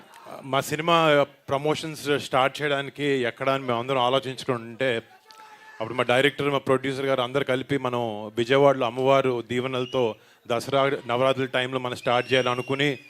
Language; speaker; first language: Telugu; native; Telugu